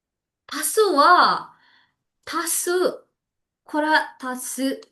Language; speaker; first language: Japanese; non-native, learner; Indonesian